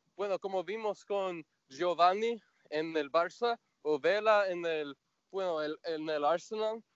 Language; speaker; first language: Spanish; non-native, fluent; English